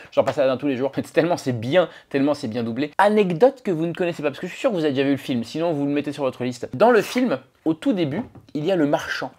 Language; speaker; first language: French; native; French